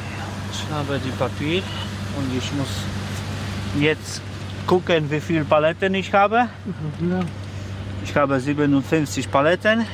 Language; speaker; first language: German; non-native, learner; Polish